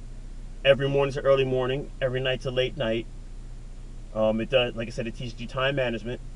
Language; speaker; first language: English; native; English